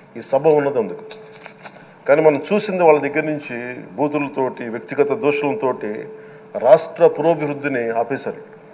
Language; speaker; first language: Telugu; native; Telugu